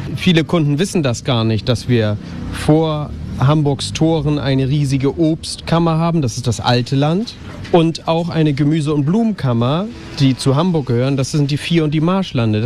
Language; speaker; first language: German; native; German